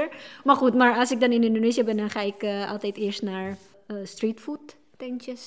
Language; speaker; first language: Dutch; non-native, fluent; Indonesian